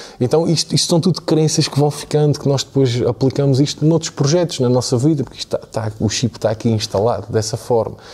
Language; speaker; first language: Portuguese; native; Portuguese